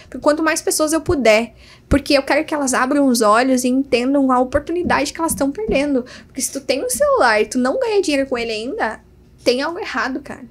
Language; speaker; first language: Portuguese; native; Portuguese